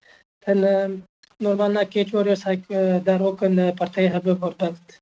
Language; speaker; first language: Dutch; non-native, fluent; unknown